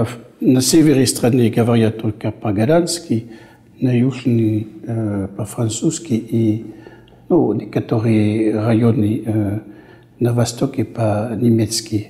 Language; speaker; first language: Russian; non-native, fluent; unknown